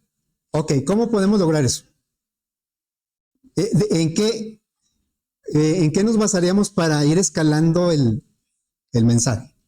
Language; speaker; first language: Spanish; native; Spanish